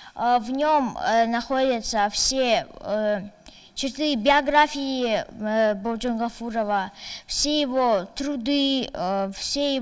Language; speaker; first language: Russian; non-native, local second language; Tajik